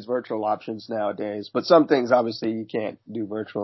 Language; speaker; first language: English; native; English